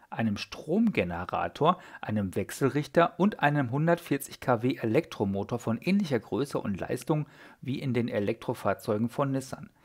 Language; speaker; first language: German; native; German